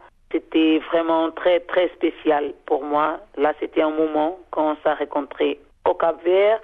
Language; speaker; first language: French; non-native, fluent; Portuguese